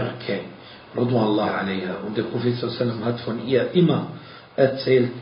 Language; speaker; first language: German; non-native, fluent; Arabic